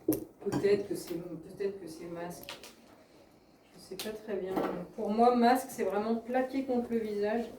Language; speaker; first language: French; native; French